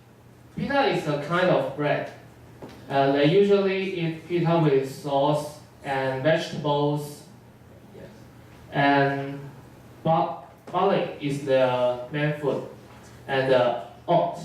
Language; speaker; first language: English; non-native, learner; Chinese